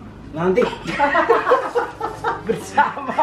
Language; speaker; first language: Indonesian; non-native, local second language; Javanese